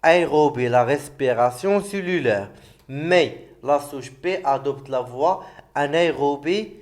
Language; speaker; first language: French; non-native, local second language; Arabic